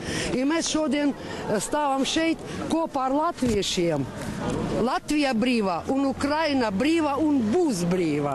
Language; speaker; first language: Latvian; non-native, learner; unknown